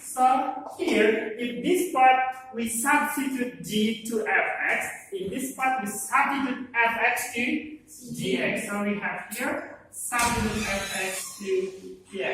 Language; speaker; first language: English; non-native, learner; Indonesian